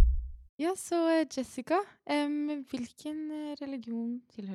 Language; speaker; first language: Norwegian; early bilingual, other home language; Persian